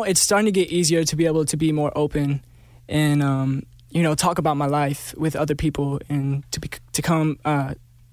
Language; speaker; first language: English; native; English